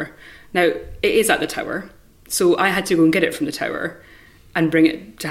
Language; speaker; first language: English; native; English